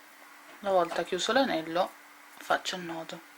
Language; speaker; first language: Italian; native; Italian